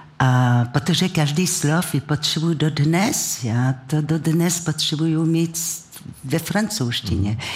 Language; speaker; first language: Czech; non-native, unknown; French